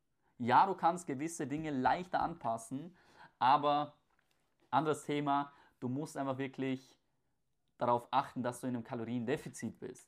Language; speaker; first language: German; native; German